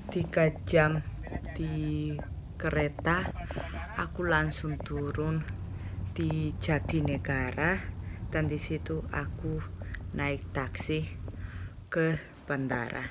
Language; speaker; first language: Indonesian; non-native, fluent; Spanish